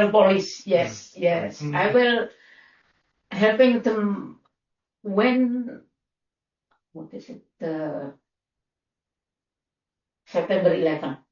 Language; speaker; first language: English; non-native, learner; Indonesian